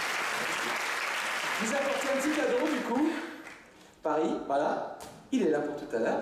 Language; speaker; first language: French; native; French